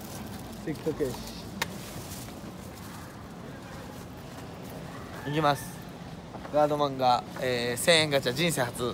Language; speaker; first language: Japanese; native; Japanese